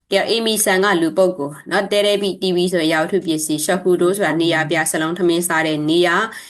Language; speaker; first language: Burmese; native; Burmese